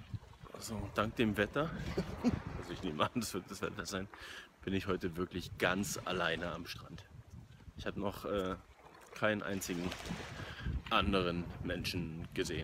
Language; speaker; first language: German; native; German